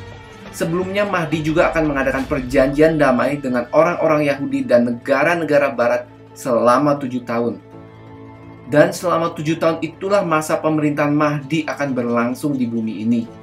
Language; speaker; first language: Indonesian; native; Indonesian